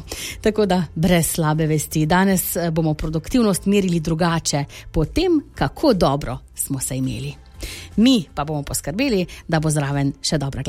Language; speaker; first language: Slovenian; native; Slovenian